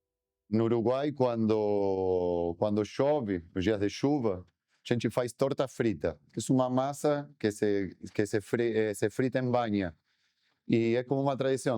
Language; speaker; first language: Portuguese; non-native, fluent; Spanish